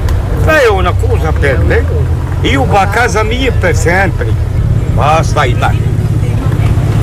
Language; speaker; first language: Italian; non-native, learner; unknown